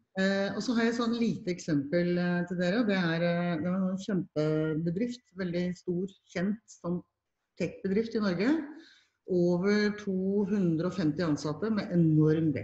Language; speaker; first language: Norwegian; native; Norwegian